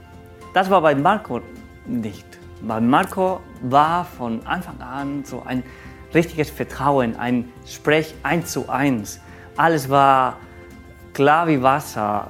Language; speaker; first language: German; non-native, learner; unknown